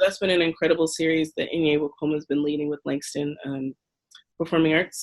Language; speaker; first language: English; native; English